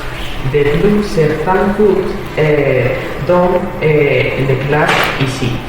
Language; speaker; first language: French; non-native, learner; Spanish